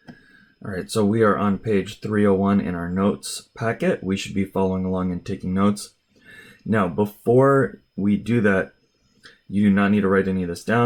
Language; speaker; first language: English; native; English